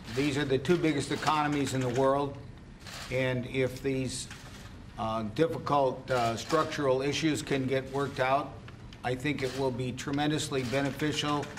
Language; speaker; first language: English; native; English